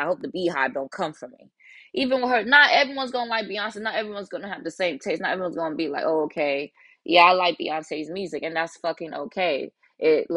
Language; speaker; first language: English; early bilingual, other home language; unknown